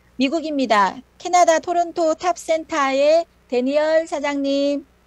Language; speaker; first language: Korean; native; Korean